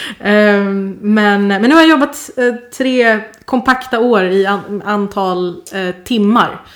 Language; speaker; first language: Swedish; early bilingual, other home language; Persian